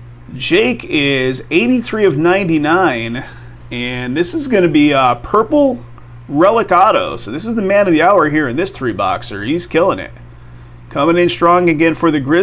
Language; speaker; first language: English; native; English